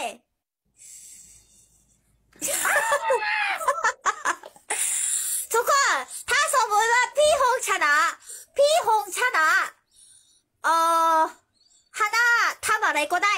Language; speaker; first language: Thai; early bilingual, other home language; Korean